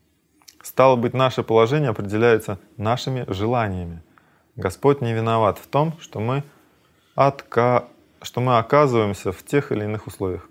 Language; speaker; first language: Russian; native; Russian